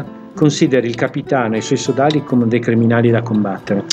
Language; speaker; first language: Italian; native; Italian